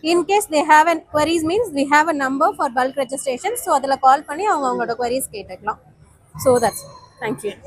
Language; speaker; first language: English; non-native, local second language; Tamil